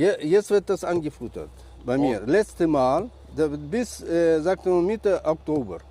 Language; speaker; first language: German; non-native, learner; Russian